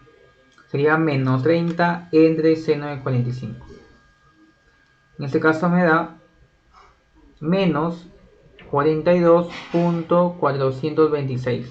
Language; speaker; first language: Spanish; native; Spanish